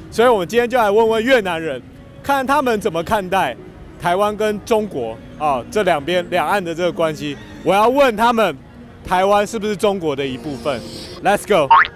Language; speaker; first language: Chinese; native; Chinese